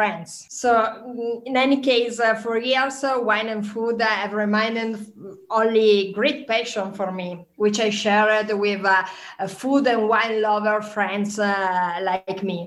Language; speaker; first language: English; non-native, fluent; Italian